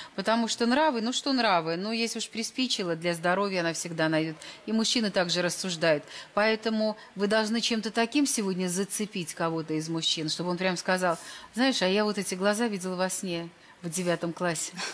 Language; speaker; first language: Russian; native; Russian